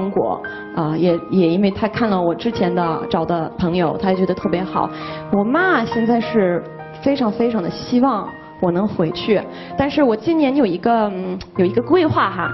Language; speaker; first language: Chinese; non-native, fluent; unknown